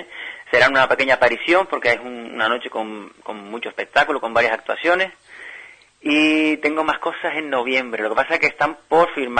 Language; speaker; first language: Spanish; native; Spanish